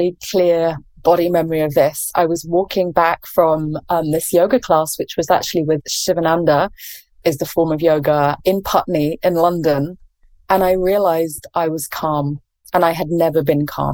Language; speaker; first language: English; native; English